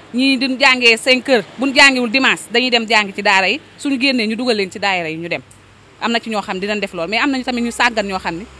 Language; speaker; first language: Wolof; native; Wolof